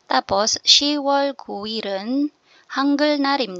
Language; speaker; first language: Korean; non-native, learner; Filipino